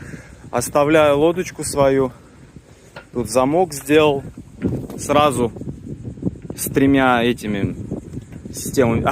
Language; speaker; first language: Russian; native; Russian